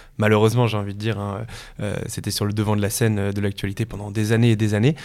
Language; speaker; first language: French; native; French